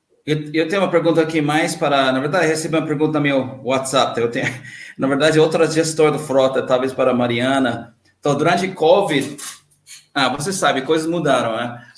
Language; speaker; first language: Portuguese; non-native, learner; English